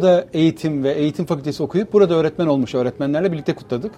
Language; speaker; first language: Turkish; native; Turkish